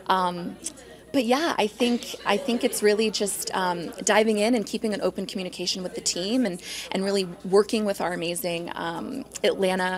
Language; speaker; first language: English; native; English